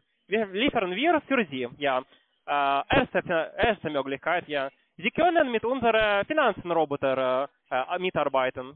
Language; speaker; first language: German; non-native, learner; Russian